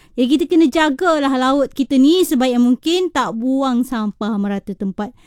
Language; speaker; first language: Malay; native; Malay